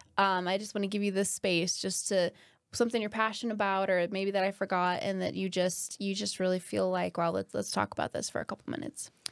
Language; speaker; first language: English; native; English